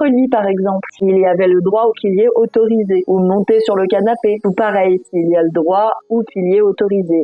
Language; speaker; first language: French; native; French